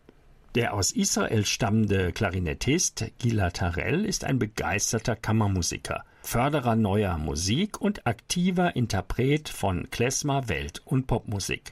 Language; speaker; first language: German; native; German